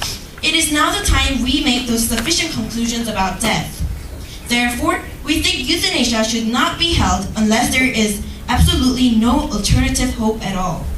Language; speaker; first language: English; non-native, fluent; Korean